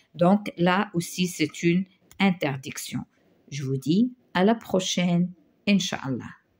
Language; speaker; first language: French; non-native, local second language; Arabic